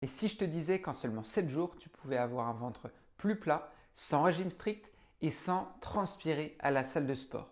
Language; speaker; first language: French; native; French